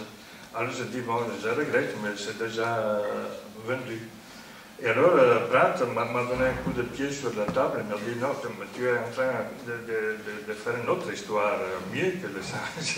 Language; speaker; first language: French; non-native, fluent; Italian